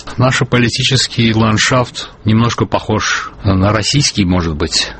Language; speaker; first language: Russian; non-native, local second language; Azerbaijani